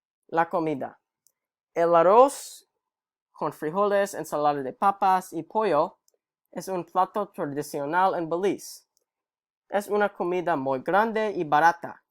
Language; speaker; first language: Spanish; non-native, learner; English